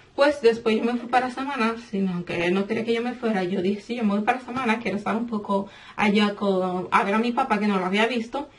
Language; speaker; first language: Spanish; native; Spanish